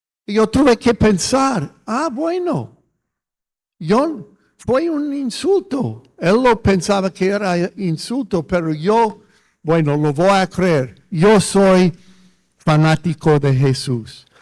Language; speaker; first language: Spanish; non-native, fluent; English